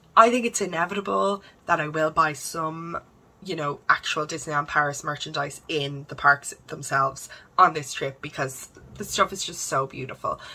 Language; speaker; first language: English; native; English